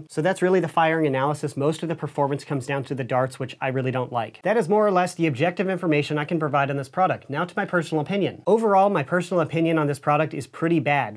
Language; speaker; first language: English; native; English